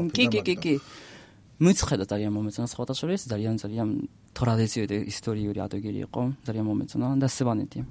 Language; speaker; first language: Georgian; non-native, learner; Japanese